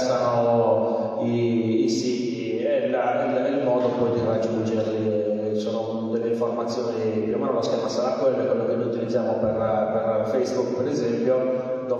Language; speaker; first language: Italian; native; Italian